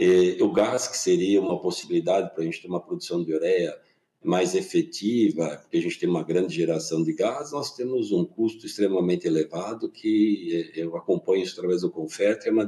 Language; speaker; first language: Portuguese; native; Portuguese